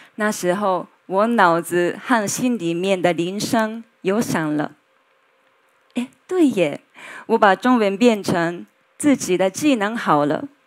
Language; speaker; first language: Chinese; non-native, fluent; Japanese